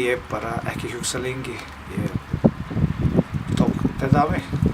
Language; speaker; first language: Icelandic; non-native, learner; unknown